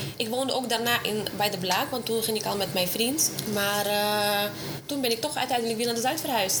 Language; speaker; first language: Dutch; non-native, fluent; Russian